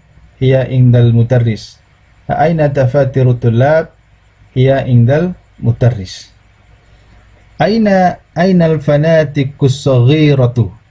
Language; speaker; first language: Arabic; non-native, fluent; Indonesian